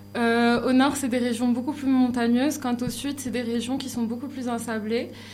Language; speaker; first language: French; non-native, local second language; Arabic